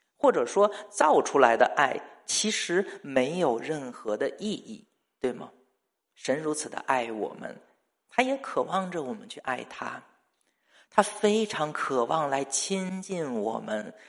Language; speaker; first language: Chinese; native; Chinese